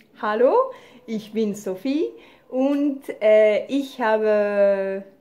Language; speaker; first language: German; non-native, learner; French